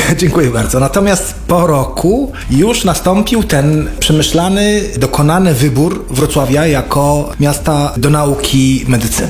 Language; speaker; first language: Polish; non-native, fluent; Arabic